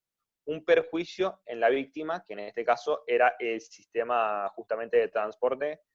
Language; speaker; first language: Spanish; native; Spanish